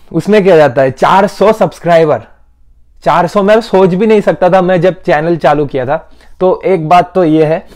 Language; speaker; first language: Hindi; non-native, local second language; Bangla